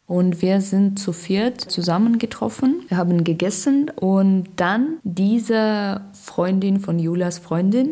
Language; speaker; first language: German; non-native, learner; Russian